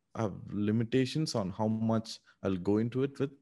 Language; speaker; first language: English; non-native, local second language; Tamil